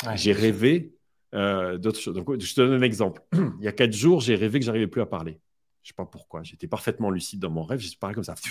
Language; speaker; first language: French; native; French